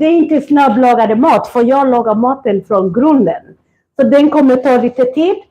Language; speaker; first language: Swedish; non-native, fluent; Kikuyu